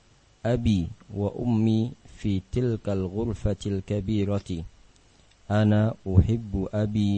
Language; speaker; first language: Arabic; non-native, fluent; Indonesian